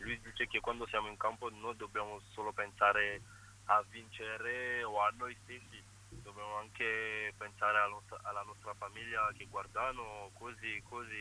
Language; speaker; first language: Italian; non-native, fluent; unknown